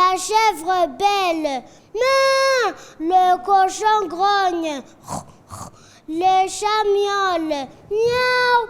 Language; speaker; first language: French; non-native, learner; Kinyarwanda